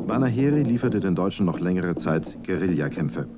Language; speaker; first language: German; native; German